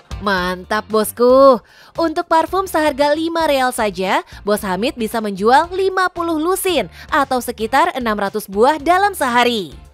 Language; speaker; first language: Indonesian; native; Indonesian